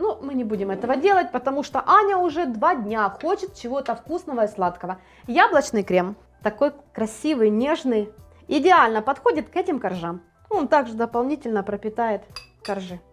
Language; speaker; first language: Russian; native; Russian